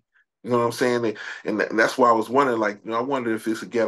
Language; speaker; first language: English; native; English